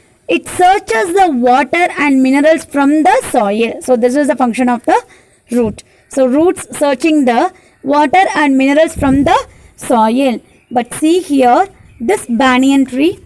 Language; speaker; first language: English; non-native, local second language; Tamil